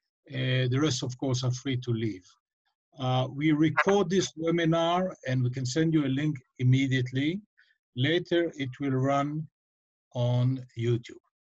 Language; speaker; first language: English; non-native, fluent; Hebrew